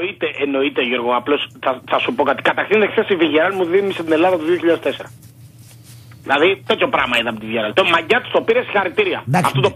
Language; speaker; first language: Greek; native; Greek